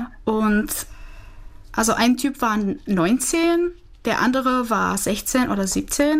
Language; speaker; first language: German; non-native, fluent; Czech